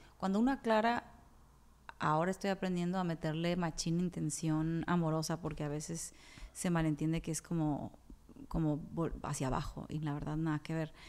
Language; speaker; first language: Spanish; native; Spanish